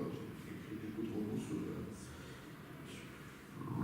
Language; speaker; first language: French; non-native, local second language; Arabic